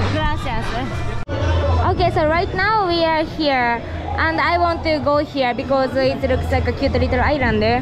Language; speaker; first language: English; non-native, fluent; Japanese